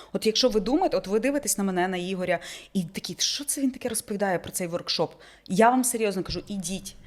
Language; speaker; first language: Ukrainian; non-native, local second language; Russian